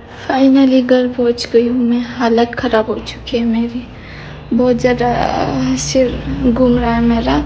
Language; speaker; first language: Hindi; non-native, local second language; Bodo